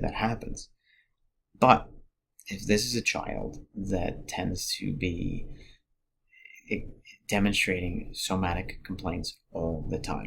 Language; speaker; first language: English; native; English